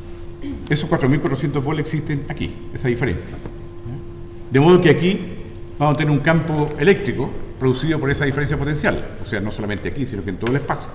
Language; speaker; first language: Spanish; native; Spanish